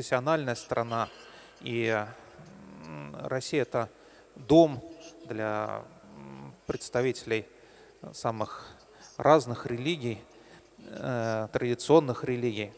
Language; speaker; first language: Russian; native; Russian